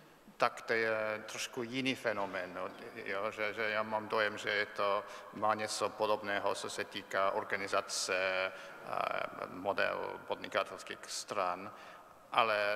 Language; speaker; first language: Czech; non-native, fluent; English